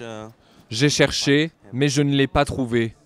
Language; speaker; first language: French; non-native, fluent; Arabic